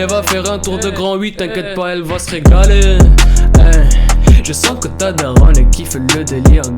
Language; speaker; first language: French; native; French